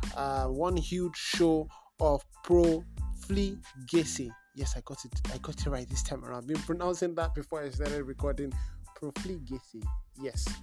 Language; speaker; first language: English; non-native, local second language; Yoruba